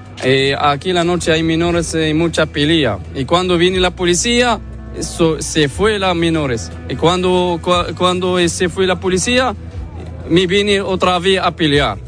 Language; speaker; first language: Spanish; non-native, learner; Arabic